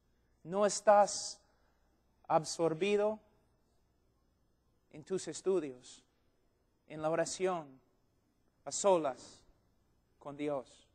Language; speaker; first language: Spanish; non-native, fluent; English